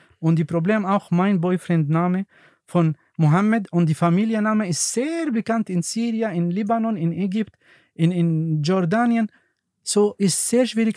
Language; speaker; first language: German; non-native, learner; Arabic